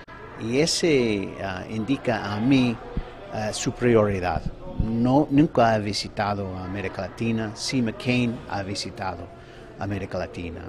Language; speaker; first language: Spanish; non-native, fluent; English